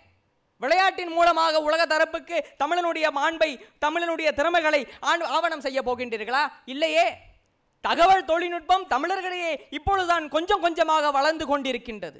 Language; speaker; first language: Tamil; native; Tamil